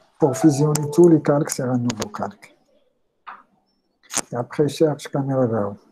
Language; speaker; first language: French; non-native, local second language; Arabic